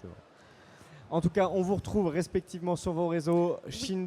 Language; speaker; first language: French; native; French